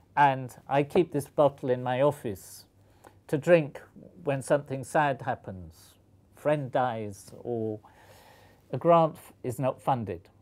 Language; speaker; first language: English; native; English